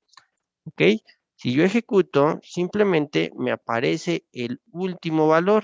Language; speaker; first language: Spanish; native; Spanish